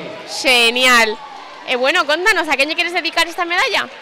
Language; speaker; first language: Galician; native; Galician